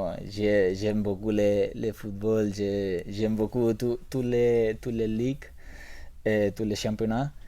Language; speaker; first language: French; non-native, learner; Spanish